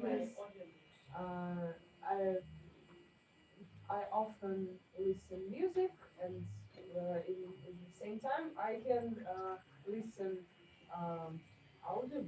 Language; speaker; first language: English; non-native, fluent; Ukrainian